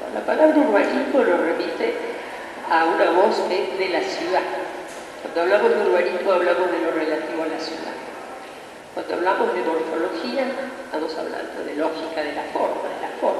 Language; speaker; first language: Spanish; native; Spanish